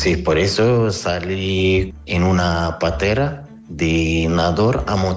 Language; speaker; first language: Spanish; non-native, learner; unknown